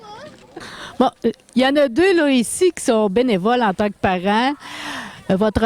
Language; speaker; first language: French; native; French